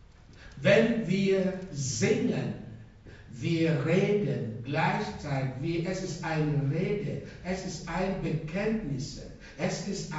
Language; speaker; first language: German; non-native, fluent; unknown